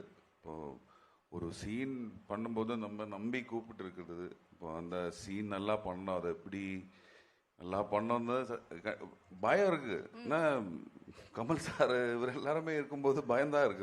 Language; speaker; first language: Tamil; non-native, learner; Malayalam